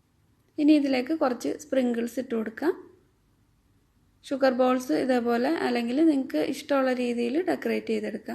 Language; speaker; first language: Malayalam; native; Malayalam